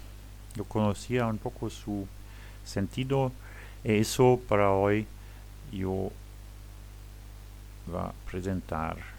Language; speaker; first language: Spanish; non-native, learner; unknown